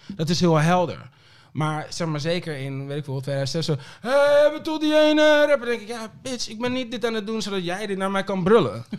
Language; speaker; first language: Dutch; early bilingual, other home language; Papiamento